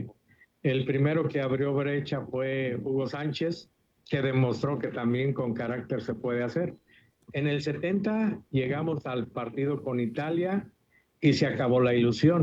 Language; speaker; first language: Spanish; native; Spanish